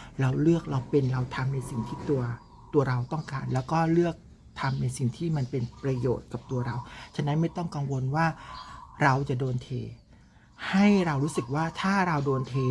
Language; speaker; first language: Thai; native; Thai